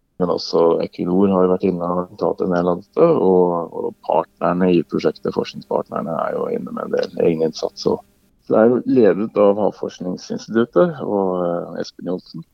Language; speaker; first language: Norwegian; native; Norwegian